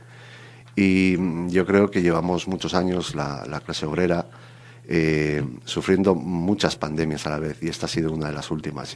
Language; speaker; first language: Spanish; native; Spanish